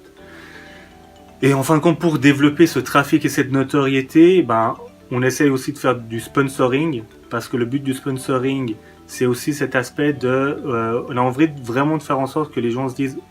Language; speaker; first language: French; early bilingual, other home language; Persian